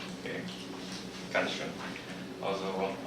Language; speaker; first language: German; non-native, learner; Chinese